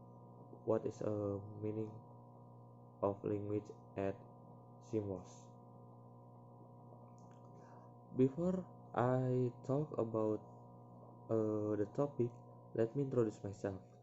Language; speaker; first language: English; non-native, learner; Indonesian